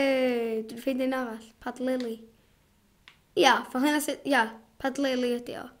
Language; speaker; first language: Welsh; non-native, local second language; English